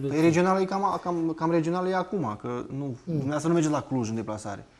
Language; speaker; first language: Romanian; native; Romanian